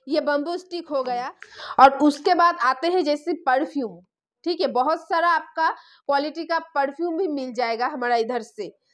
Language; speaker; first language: Hindi; non-native, local second language; Bangla